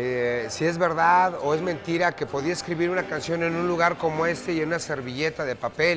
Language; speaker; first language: Spanish; native; Spanish